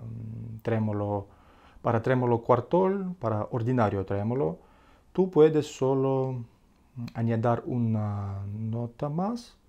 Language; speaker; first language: Spanish; non-native, learner; Russian